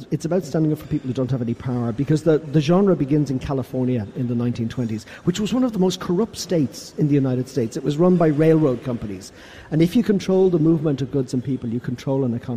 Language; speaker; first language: English; native; English